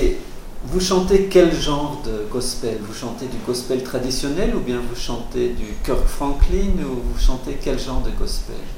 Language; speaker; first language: French; non-native, fluent; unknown